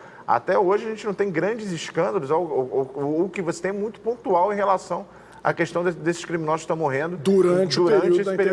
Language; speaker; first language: Portuguese; native; Portuguese